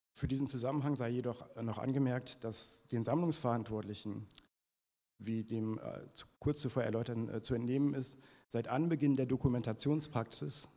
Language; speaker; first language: German; native; German